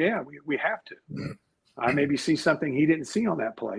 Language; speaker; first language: English; native; English